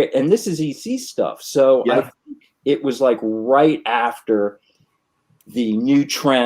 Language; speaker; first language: English; native; English